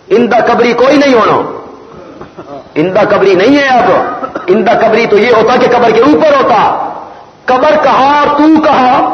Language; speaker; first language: Urdu; non-native, local second language; Punjabi